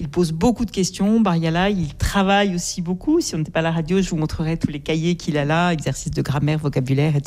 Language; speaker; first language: French; native; French